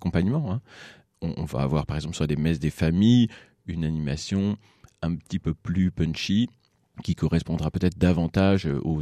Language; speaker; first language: French; native; French